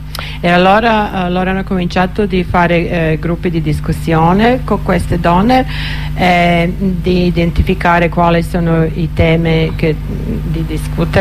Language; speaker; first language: Italian; non-native, fluent; Serbian